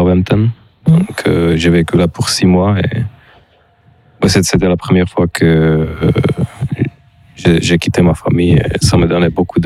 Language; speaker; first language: French; non-native, learner; Czech